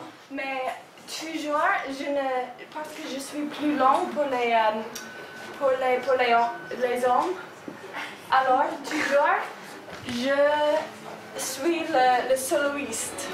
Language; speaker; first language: French; non-native, fluent; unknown